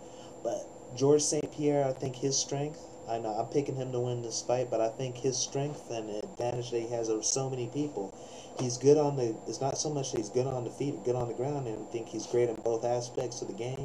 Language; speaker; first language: English; native; English